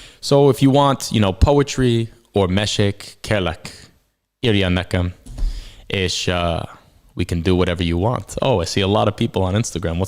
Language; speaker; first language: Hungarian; non-native, learner; English